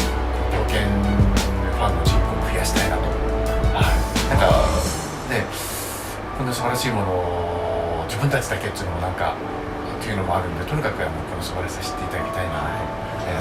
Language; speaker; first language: Japanese; native; Japanese